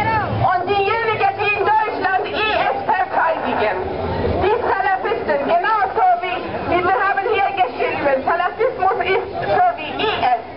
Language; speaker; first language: German; non-native, fluent; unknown